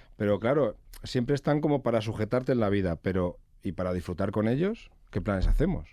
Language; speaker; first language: Spanish; native; Spanish